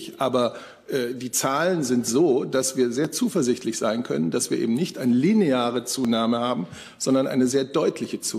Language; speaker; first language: German; native; German